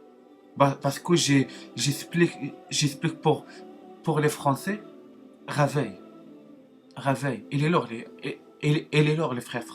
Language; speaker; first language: French; non-native, learner; Arabic